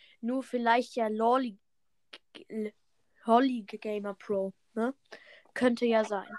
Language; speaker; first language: German; early bilingual, other home language; Vietnamese